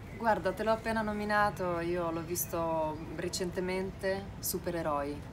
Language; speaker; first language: Italian; early bilingual, other home language; Russian